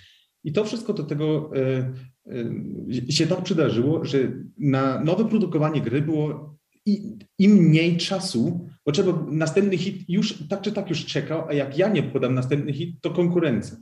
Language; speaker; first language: Polish; early bilingual, heritage; Polish